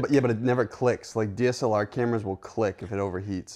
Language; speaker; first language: English; native; English